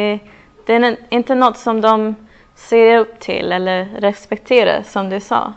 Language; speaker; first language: Swedish; non-native, fluent; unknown